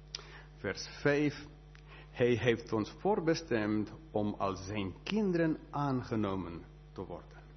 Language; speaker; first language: Dutch; non-native, fluent; English